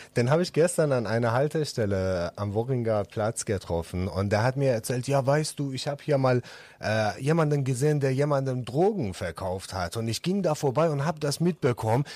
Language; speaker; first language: German; non-native, fluent; Persian